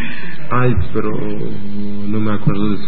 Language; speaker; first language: Spanish; non-native, learner; French